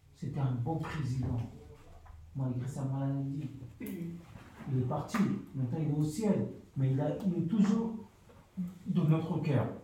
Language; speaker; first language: French; non-native, fluent; Soninke